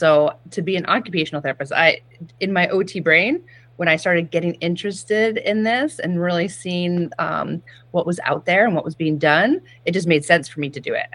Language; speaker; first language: English; native; English